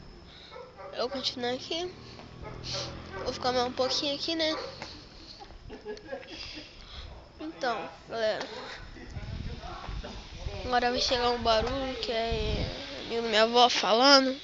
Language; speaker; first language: Portuguese; native; Portuguese